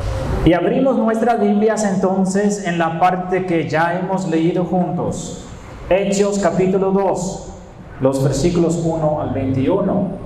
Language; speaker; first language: Spanish; non-native, fluent; Dutch